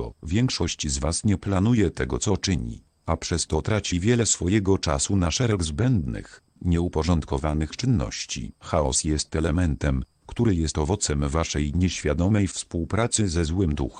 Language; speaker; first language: Polish; native; Polish